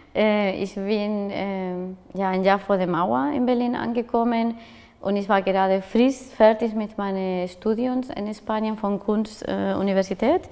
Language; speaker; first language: German; non-native, fluent; Spanish